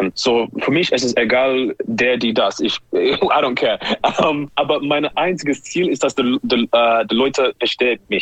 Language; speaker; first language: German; non-native, learner; English